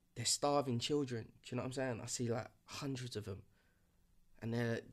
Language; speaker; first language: English; early bilingual, other home language; Yoruba